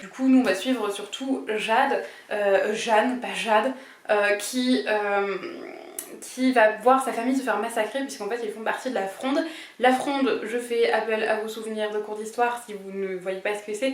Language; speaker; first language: French; native; French